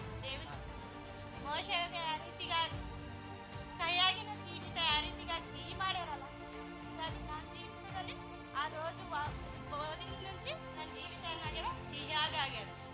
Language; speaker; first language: Telugu; non-native, local second language; Kannada